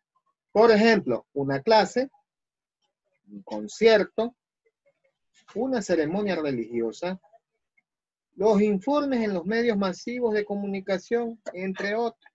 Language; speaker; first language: Spanish; native; Spanish